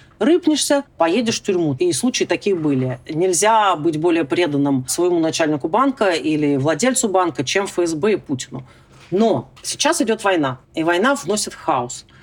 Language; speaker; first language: Russian; native; Russian